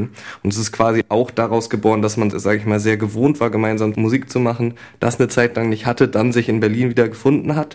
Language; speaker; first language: German; native; German